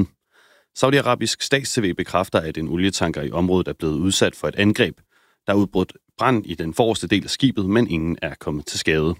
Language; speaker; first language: Danish; native; Danish